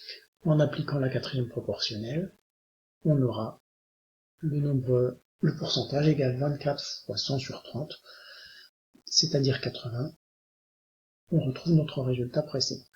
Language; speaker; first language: French; native; French